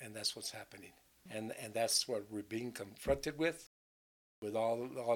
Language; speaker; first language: English; native; English